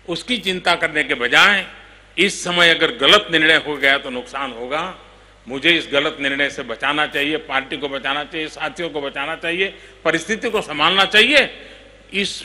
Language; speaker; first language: Hindi; non-native, local second language; Gujarati